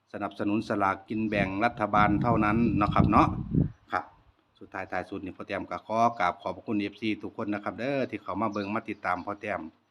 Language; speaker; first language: Thai; native; Thai